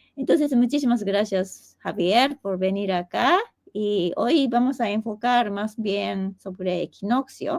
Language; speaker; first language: Spanish; non-native, fluent; Japanese